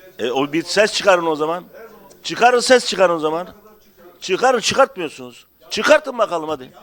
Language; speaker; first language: Turkish; native; Turkish